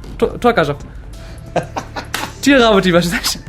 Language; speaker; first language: Macedonian; non-native, learner; German